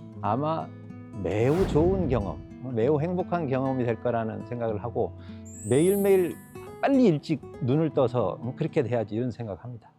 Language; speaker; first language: Korean; native; Korean